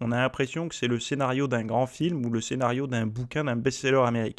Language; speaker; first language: French; native; French